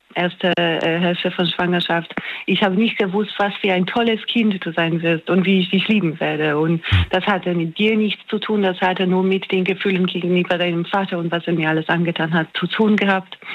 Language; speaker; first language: German; non-native, fluent; Polish